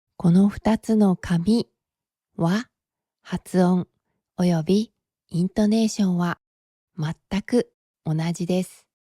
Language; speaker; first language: Japanese; native; Japanese